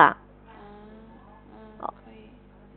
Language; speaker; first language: Chinese; non-native, learner; Korean